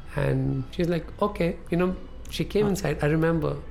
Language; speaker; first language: English; non-native, local second language; Punjabi